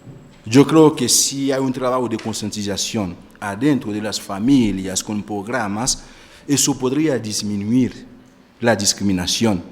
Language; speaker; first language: Spanish; non-native, fluent; Haitian Creole